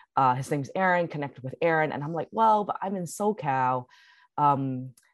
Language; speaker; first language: English; early bilingual, other home language; Cantonese